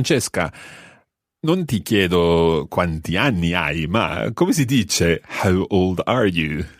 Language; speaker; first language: Italian; non-native, fluent; English